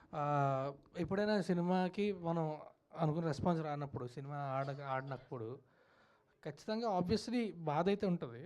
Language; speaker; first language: Telugu; native; Telugu